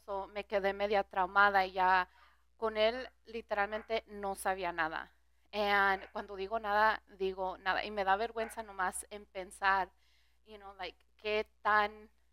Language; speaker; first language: Spanish; early bilingual, heritage; Spanish